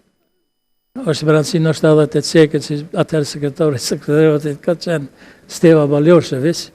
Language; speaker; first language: Albanian; native; Albanian